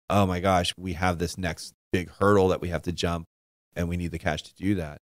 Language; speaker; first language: English; native; English